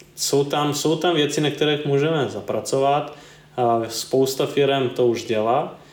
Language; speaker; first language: Czech; non-native, fluent; Serbian